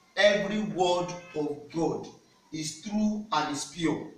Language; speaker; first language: English; non-native, local second language; Yoruba